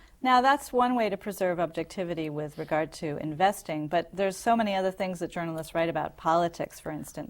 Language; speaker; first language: English; native; English